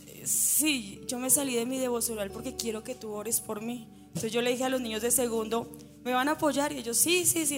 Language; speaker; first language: Spanish; native; Spanish